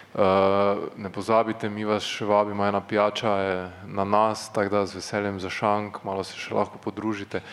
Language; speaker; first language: Slovenian; native; Slovenian